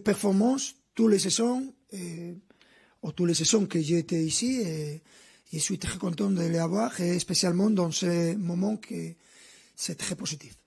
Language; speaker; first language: French; non-native, fluent; Spanish